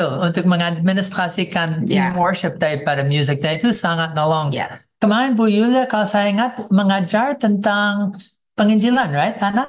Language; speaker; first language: Indonesian; non-native, fluent; English